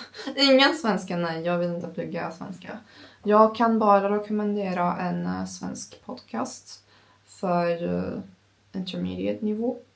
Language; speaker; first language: Swedish; non-native, learner; Turkish